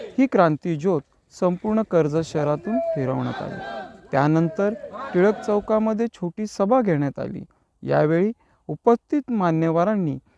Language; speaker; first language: Marathi; native; Marathi